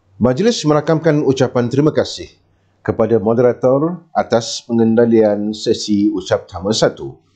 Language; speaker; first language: Malay; native; Malay